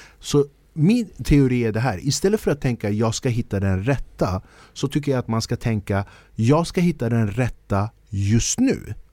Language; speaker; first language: Swedish; early bilingual, other home language; Kurdish